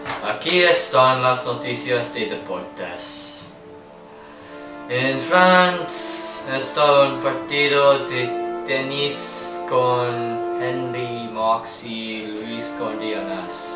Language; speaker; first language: Spanish; non-native, learner; English